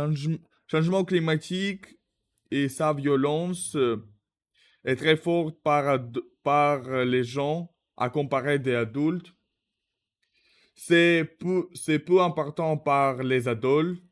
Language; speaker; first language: French; non-native, learner; Russian